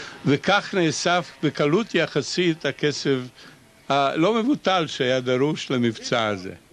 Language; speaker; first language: Hebrew; non-native, fluent; Hungarian